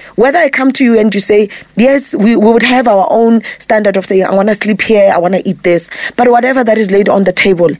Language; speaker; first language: English; non-native, local second language; Zulu